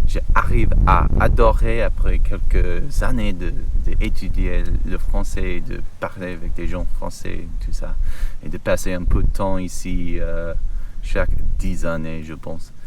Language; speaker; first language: French; non-native, learner; English